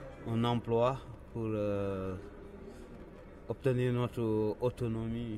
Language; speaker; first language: French; non-native, local second language; Wolof